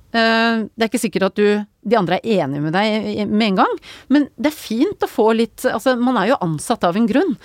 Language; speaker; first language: Norwegian; native; Norwegian